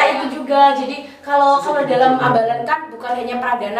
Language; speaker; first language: Indonesian; native; Indonesian